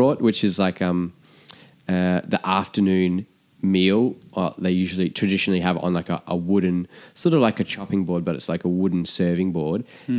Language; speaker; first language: English; native; English